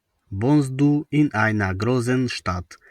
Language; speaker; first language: German; non-native, fluent; Macedonian